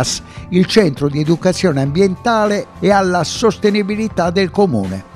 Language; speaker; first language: Italian; native; Italian